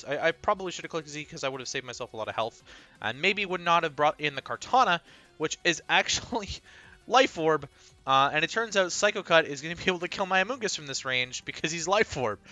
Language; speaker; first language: English; native; English